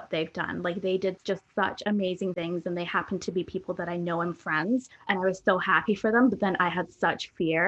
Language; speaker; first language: English; native; English